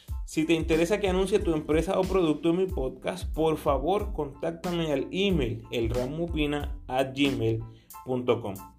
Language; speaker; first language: Spanish; native; Spanish